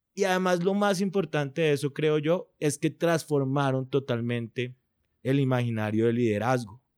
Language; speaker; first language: Spanish; native; Spanish